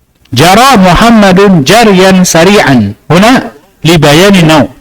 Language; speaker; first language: Arabic; non-native, fluent; Indonesian